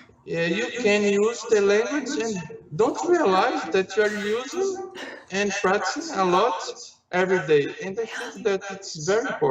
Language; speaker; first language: English; non-native, learner; Portuguese